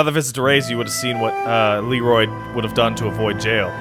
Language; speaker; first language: English; native; English